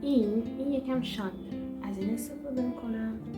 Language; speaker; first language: Persian; native; Persian